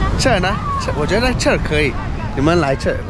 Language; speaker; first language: Chinese; non-native, learner; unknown